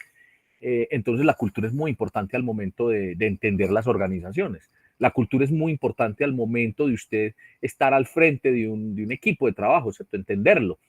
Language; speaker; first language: Spanish; native; Spanish